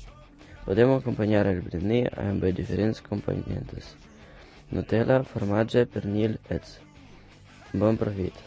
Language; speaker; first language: Catalan; non-native, learner; Russian